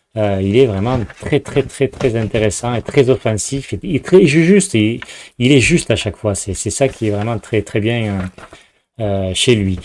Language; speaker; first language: French; native; French